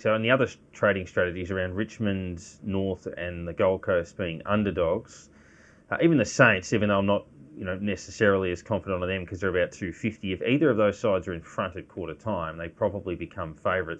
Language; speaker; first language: English; native; English